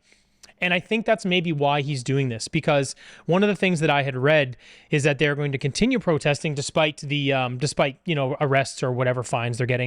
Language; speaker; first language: English; native; English